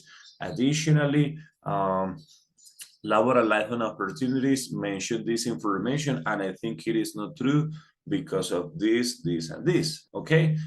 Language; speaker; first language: English; non-native, learner; Spanish